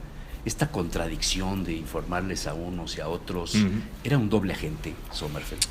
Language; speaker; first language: Spanish; native; Spanish